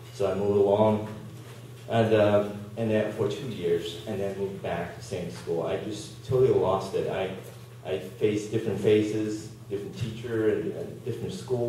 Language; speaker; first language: English; non-native, learner; Chinese